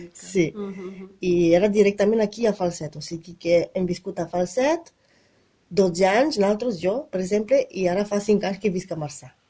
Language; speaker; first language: Catalan; non-native, fluent; Romanian